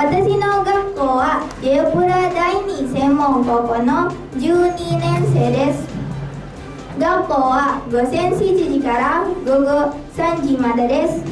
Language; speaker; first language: Japanese; non-native, learner; Indonesian